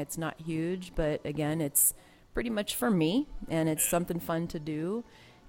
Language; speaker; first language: English; native; English